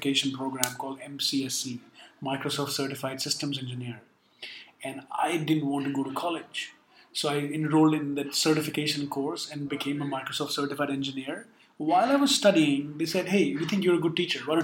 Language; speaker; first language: English; non-native, local second language; Urdu